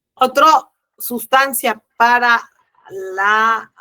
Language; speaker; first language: Spanish; native; Spanish